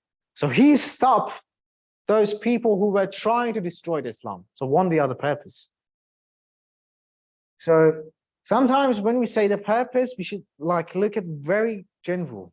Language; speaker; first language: English; non-native, fluent; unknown